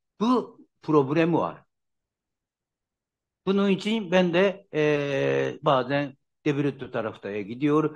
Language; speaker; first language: Turkish; non-native, learner; Japanese